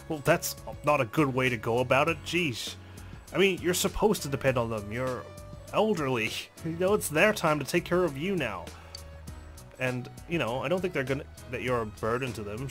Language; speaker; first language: English; native; English